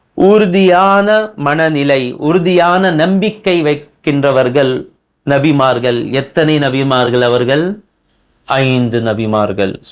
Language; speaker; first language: Tamil; non-native, local second language; Urdu